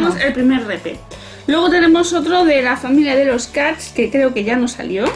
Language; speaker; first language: Spanish; native; Spanish